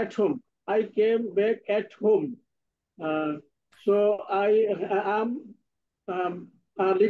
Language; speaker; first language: English; non-native, learner; Bangla